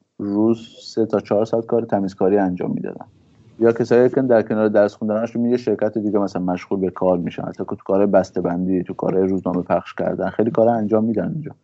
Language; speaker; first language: Persian; native; Persian